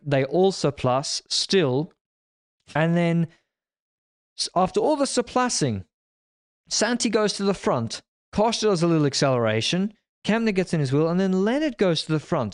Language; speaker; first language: English; native; English